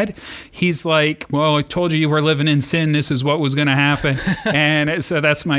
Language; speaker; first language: English; native; English